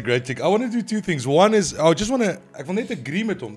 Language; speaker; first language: English; non-native, local second language; Afrikaans